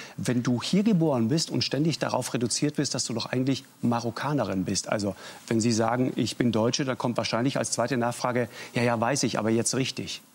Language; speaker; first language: German; native; German